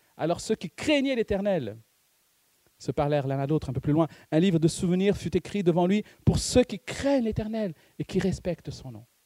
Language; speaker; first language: French; non-native, local second language; Malagasy